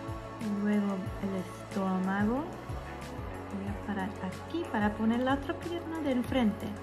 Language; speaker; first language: Spanish; early bilingual, heritage; Spanish